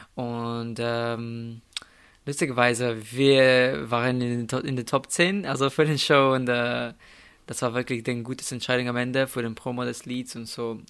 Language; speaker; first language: German; non-native, fluent; Slovenian